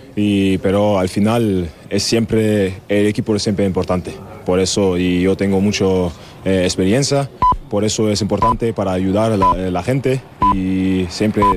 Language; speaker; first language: Spanish; non-native, fluent; German